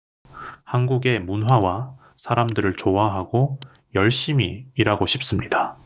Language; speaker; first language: Korean; non-native, learner; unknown